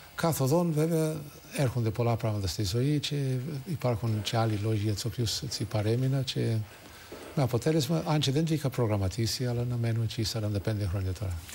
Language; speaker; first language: Greek; non-native, fluent; English